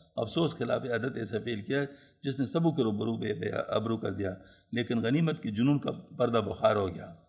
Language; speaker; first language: Urdu; non-native, local second language; Pashto